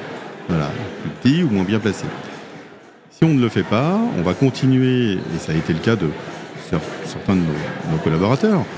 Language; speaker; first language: French; native; French